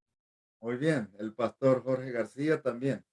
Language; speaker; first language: Spanish; native; Spanish